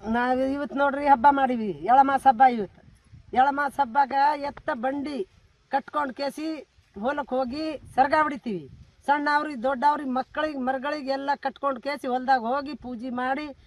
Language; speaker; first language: Kannada; non-native, local second language; Lambadi